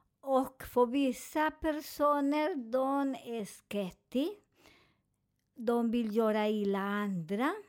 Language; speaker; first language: Swedish; non-native, fluent; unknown